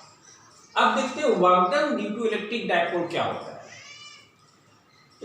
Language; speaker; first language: Hindi; native; Hindi